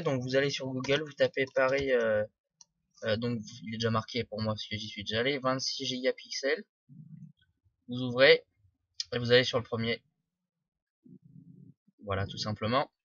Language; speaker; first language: French; native; French